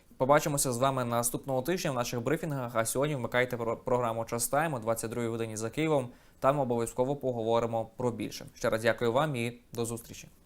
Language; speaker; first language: Ukrainian; native; Ukrainian